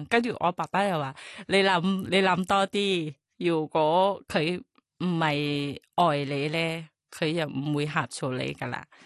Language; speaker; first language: Cantonese; non-native, learner; Thai